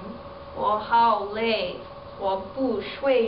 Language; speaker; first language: Chinese; non-native, learner; English